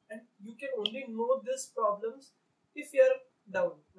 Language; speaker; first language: English; non-native, local second language; Marathi